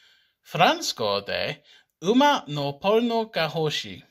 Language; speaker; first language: Japanese; non-native, learner; English